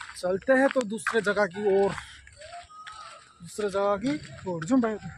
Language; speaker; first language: Hindi; non-native, local second language; Nepali